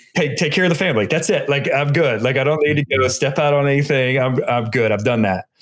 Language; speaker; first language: English; native; English